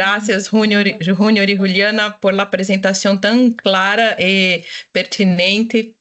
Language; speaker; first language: Spanish; non-native, local second language; Portuguese